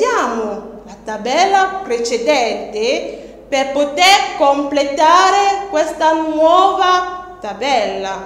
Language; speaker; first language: Italian; non-native, fluent; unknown